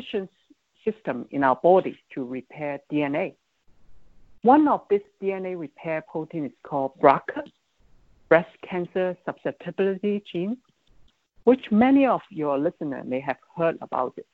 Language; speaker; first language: English; non-native, local second language; Cantonese